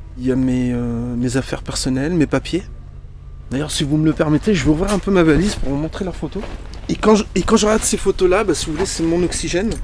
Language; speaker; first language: French; early bilingual, other home language; Arabic